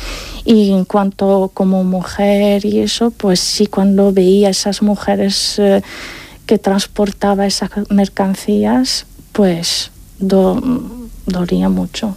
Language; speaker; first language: Spanish; non-native, fluent; Arabic